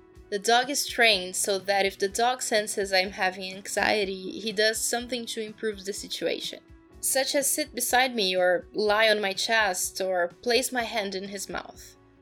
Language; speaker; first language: English; non-native, fluent; Portuguese